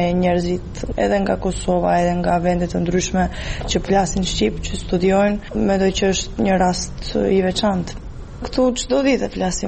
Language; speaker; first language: Albanian; non-native, fluent; Serbian